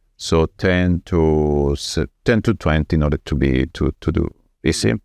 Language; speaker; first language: English; non-native, fluent; Spanish